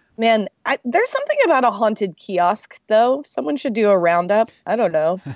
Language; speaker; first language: English; native; English